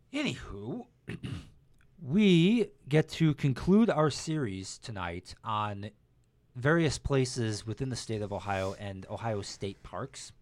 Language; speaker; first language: English; native; English